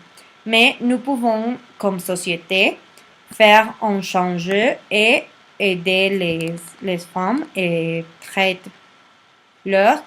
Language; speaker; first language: French; non-native, learner; Spanish